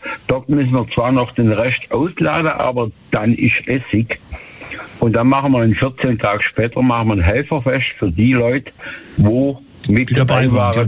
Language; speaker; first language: German; native; German